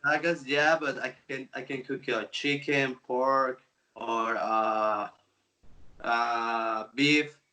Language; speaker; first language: English; non-native, local second language; Spanish